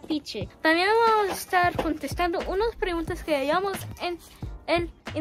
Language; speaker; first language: Spanish; early bilingual, heritage; Spanish